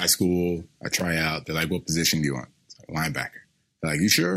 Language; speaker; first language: English; native; English